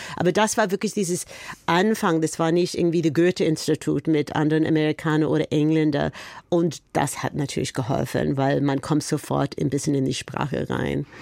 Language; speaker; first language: German; non-native, fluent; English